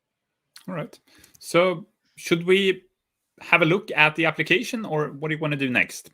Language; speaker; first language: English; non-native, fluent; Swedish